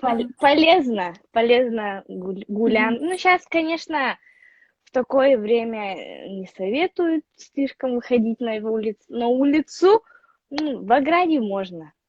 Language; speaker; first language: Russian; non-native, local second language; Yakut